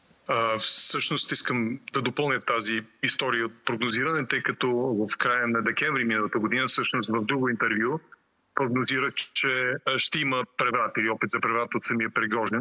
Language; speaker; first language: Bulgarian; native; Bulgarian